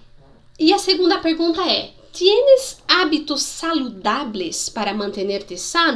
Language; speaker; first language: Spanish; non-native, fluent; Portuguese